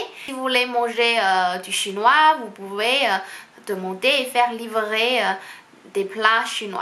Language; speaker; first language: French; non-native, fluent; Chinese